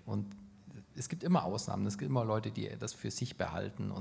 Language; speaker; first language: German; native; German